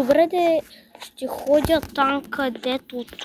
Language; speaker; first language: Bulgarian; non-native, local second language; Turkish